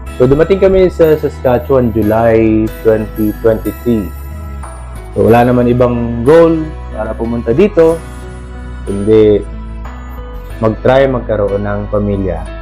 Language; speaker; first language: Filipino; non-native, local second language; Bikol